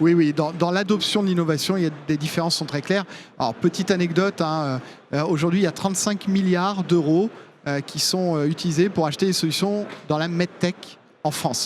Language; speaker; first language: French; native; French